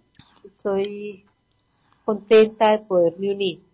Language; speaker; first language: Spanish; native; Spanish